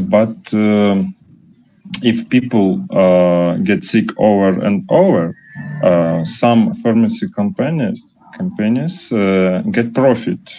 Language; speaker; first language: English; non-native, learner; Russian